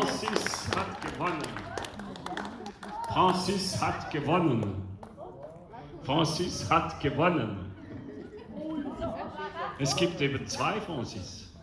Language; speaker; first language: German; non-native, local second language; French